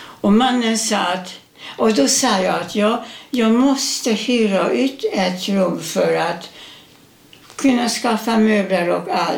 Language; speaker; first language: Swedish; non-native, fluent; Hungarian